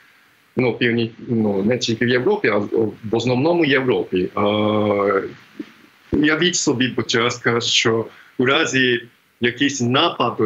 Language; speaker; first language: Ukrainian; non-native, fluent; Japanese